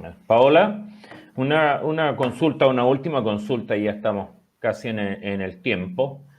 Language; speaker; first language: Spanish; native; Spanish